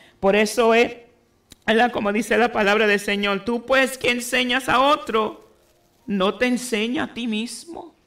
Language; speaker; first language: Spanish; early bilingual, heritage; Spanish